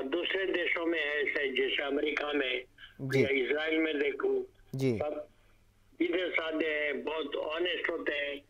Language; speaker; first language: Hindi; non-native, local second language; Gujarati